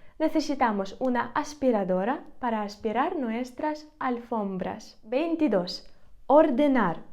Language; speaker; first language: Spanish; non-native, fluent; Ukrainian